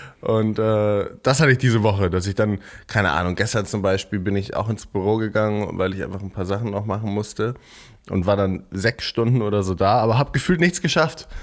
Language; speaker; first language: German; native; German